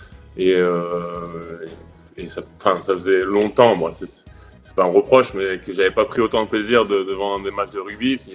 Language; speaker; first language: French; native; French